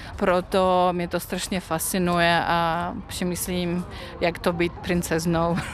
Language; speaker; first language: Czech; non-native, fluent; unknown